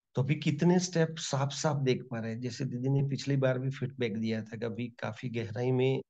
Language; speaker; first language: Hindi; non-native, local second language; Gujarati